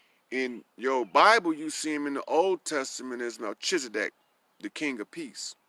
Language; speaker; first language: English; native; English